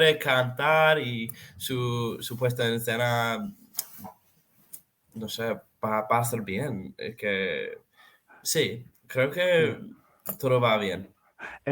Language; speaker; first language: Spanish; non-native, fluent; Serbian